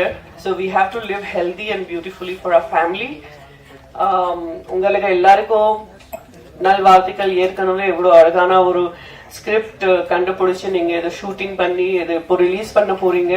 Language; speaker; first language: Tamil; non-native, learner; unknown